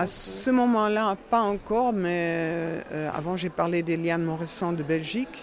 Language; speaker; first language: French; non-native, fluent; Dutch